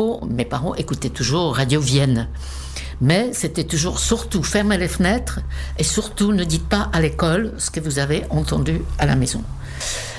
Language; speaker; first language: French; non-native, fluent; Czech